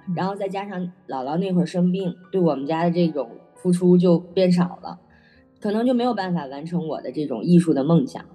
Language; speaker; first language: Chinese; native; Chinese